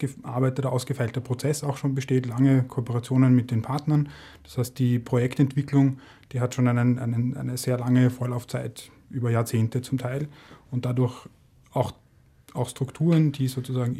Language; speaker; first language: German; native; German